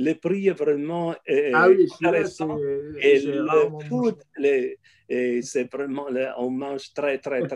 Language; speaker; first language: French; non-native, fluent; Italian